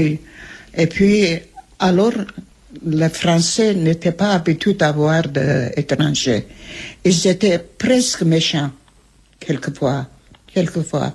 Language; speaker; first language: French; non-native, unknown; Armenian